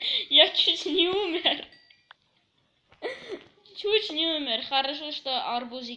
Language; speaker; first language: Russian; early bilingual, heritage; Russian